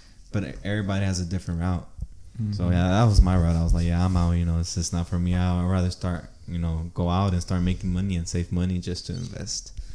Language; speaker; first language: English; early bilingual, other home language; Spanish